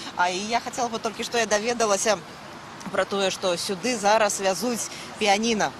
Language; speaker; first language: Belarusian; native; Belarusian